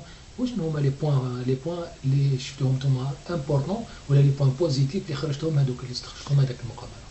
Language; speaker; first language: Arabic; native; Arabic